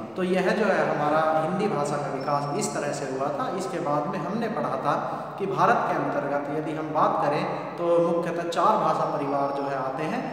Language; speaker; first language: Hindi; native; Hindi